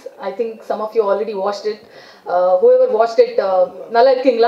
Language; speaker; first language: Tamil; non-native, learner; Kannada